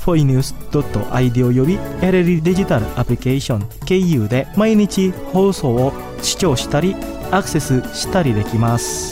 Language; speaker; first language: Japanese; non-native, fluent; Indonesian